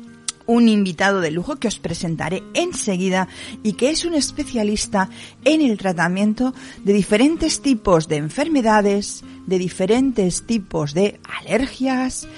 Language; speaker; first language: Spanish; native; Spanish